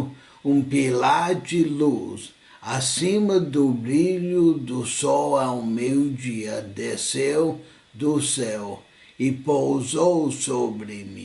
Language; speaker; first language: Portuguese; non-native, fluent; English